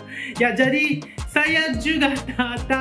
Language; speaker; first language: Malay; non-native, learner; Japanese